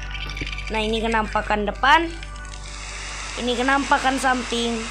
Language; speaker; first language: Indonesian; native; Indonesian